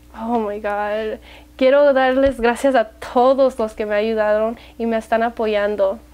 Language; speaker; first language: Spanish; early bilingual, heritage; Spanish